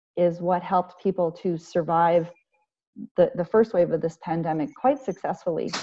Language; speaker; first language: English; native; English